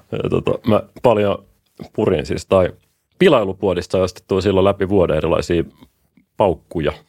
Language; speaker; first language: Finnish; native; Finnish